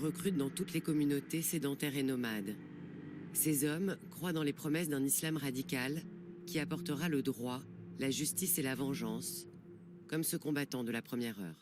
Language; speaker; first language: French; native; French